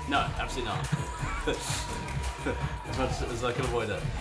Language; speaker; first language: English; native; English